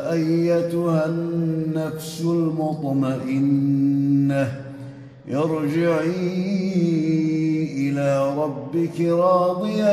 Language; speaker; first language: Arabic; native; Arabic